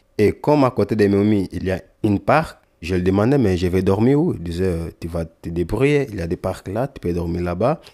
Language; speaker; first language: French; non-native, learner; Lingala